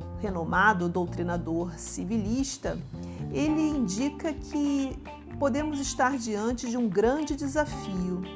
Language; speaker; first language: Portuguese; native; Portuguese